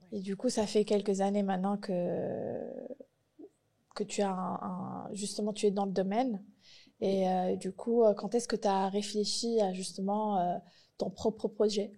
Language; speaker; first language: French; native; French